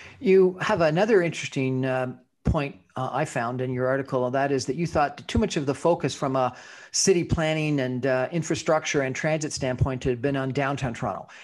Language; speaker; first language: English; native; English